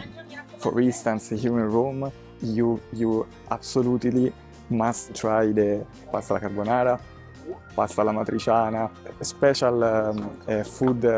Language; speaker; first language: English; non-native, fluent; Italian